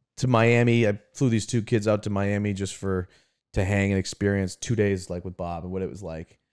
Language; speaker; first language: English; native; English